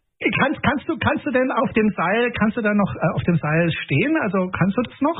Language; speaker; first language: German; native; German